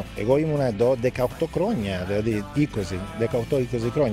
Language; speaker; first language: Greek; non-native, fluent; Italian